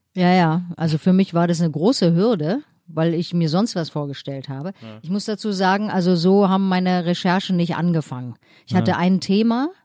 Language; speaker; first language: German; native; German